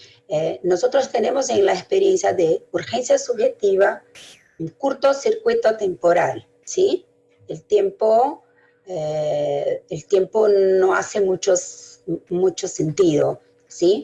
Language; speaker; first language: Spanish; non-native, fluent; Portuguese